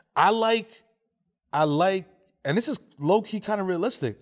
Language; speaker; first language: English; native; English